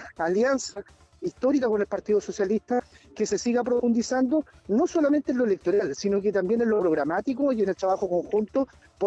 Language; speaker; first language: Spanish; native; Spanish